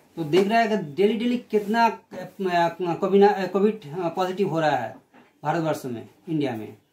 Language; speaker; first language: Hindi; non-native, local second language; Bangla